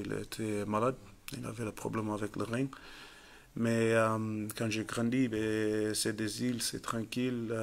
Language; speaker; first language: French; non-native, fluent; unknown